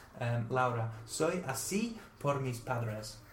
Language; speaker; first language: Spanish; non-native, fluent; English